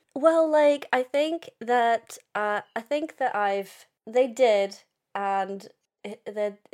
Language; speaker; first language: English; early bilingual, other home language; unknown